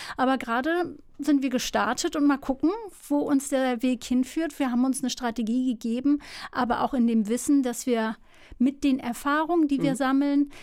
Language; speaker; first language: German; early bilingual, other home language; Turkish